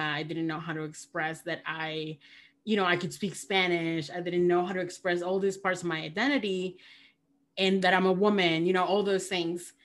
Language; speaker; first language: English; early bilingual, other home language; Spanish